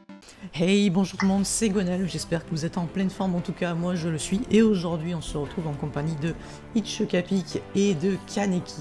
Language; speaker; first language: French; native; French